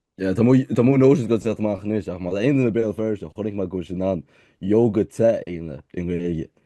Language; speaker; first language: Irish; native; Irish